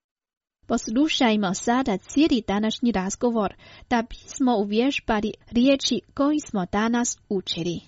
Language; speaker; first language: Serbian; non-native, fluent; Chinese